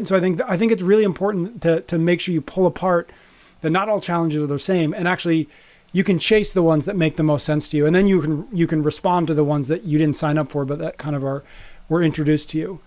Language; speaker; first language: English; native; English